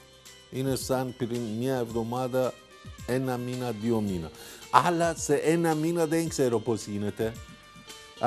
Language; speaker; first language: Greek; non-native, learner; Persian